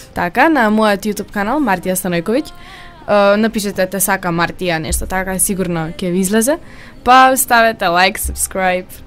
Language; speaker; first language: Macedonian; early bilingual, heritage; Macedonian